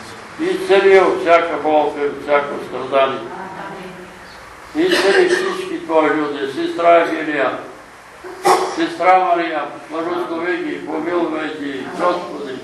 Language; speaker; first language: Bulgarian; native; Bulgarian